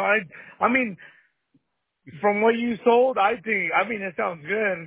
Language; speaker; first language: English; early bilingual, other home language; Spanish